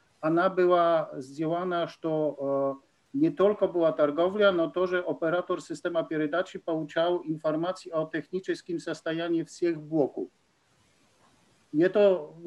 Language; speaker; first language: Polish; non-native, learner; Ukrainian